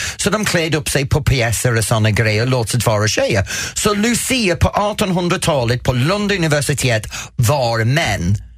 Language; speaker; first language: Swedish; non-native, fluent; English